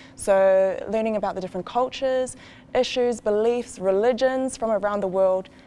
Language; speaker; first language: English; native; English